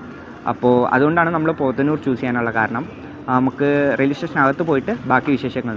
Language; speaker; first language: Malayalam; native; Malayalam